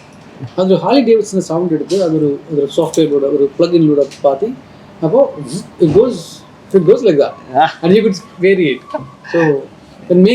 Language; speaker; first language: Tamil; non-native, learner; Malayalam